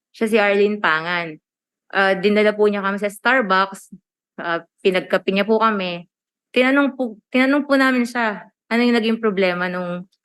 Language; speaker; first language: Filipino; native; Filipino